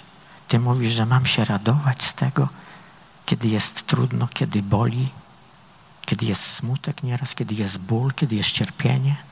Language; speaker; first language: Polish; native; Polish